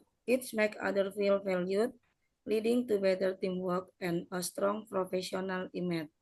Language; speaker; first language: English; non-native, learner; Indonesian